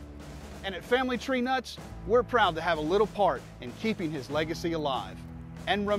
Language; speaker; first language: English; native; English